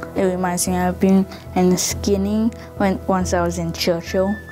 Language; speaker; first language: English; native; English